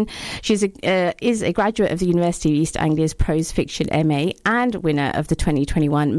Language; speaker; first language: English; native; English